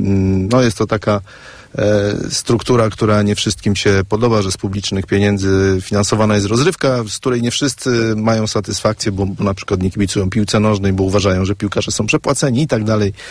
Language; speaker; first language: Polish; native; Polish